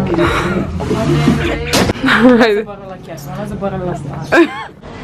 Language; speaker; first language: Serbian; native; Serbian